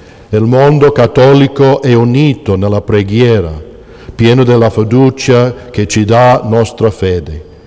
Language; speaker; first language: Italian; non-native, fluent; English